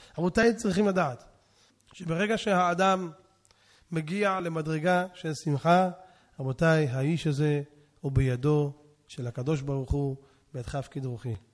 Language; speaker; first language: Hebrew; native; Hebrew